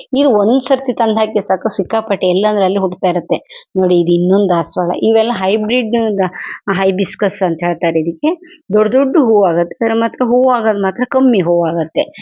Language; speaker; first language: Kannada; non-native, local second language; Telugu